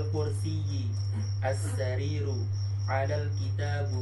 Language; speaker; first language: Arabic; non-native, learner; Indonesian